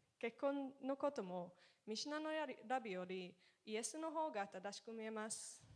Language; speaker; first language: Japanese; non-native, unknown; Hebrew